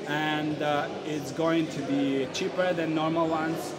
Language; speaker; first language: English; non-native, fluent; Ukrainian